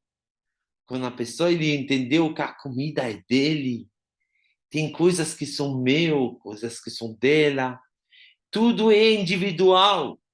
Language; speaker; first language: Portuguese; non-native, fluent; Hebrew